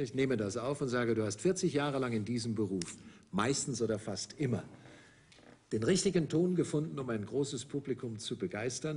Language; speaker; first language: German; native; German